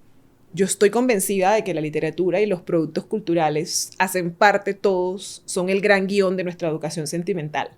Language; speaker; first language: Spanish; native; Spanish